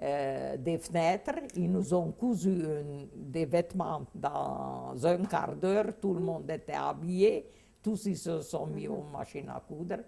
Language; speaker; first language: French; non-native, fluent; Hungarian